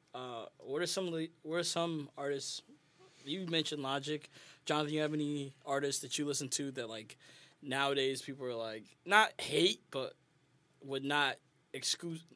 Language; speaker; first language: English; early bilingual, other home language; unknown